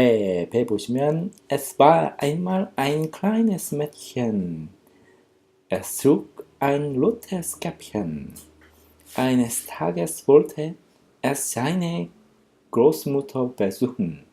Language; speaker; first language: German; non-native, fluent; Korean